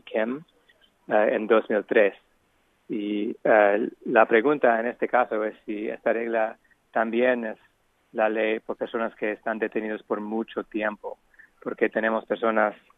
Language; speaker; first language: Spanish; non-native, fluent; English